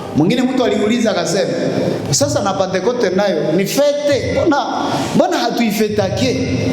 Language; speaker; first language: Swahili; native; Swahili